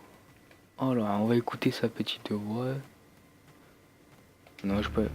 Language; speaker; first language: French; native; French